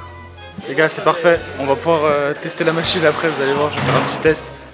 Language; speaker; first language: French; native; French